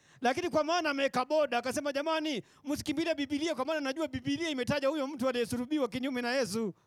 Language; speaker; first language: Swahili; native; Swahili